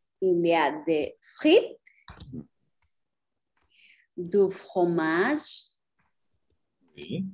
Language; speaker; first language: French; non-native, learner; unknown